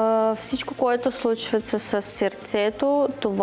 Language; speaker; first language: Bulgarian; non-native, learner; Russian